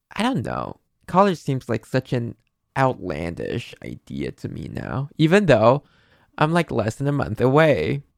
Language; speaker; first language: English; non-native, fluent; Chinese